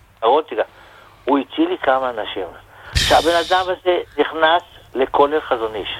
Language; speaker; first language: Hebrew; non-native, fluent; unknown